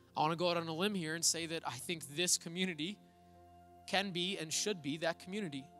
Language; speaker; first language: English; native; English